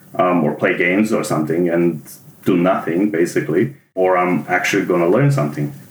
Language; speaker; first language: English; non-native, fluent; Serbian